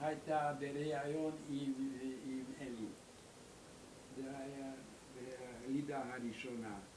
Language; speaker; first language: Hebrew; non-native, learner; German